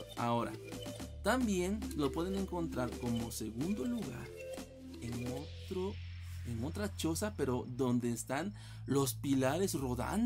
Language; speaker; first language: Spanish; native; Spanish